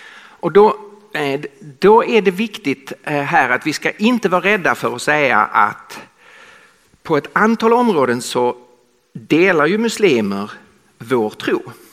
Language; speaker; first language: Swedish; native; Swedish